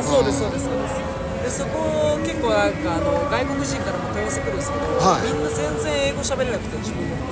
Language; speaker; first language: Japanese; native; Japanese